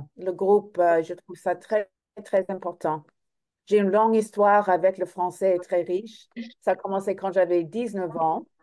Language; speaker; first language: French; non-native, fluent; English